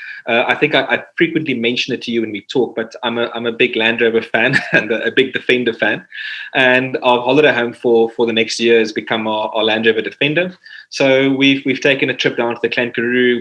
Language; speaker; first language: English; non-native, local second language; Afrikaans